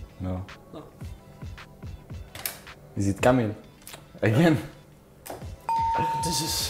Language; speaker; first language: English; non-native, learner; Dutch